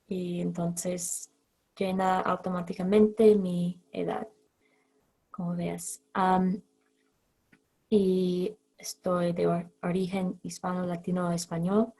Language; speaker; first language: Spanish; non-native, fluent; English